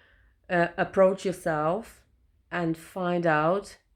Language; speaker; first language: English; non-native, fluent; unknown